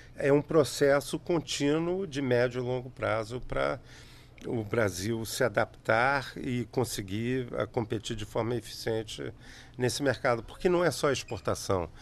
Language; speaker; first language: Portuguese; native; Portuguese